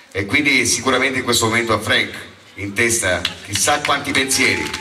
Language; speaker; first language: Italian; native; Italian